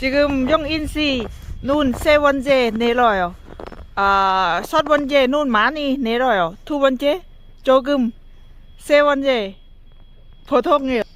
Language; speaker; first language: Korean; non-native, learner; Lao